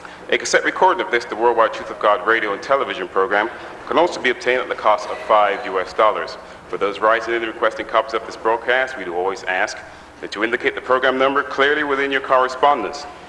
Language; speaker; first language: English; native; English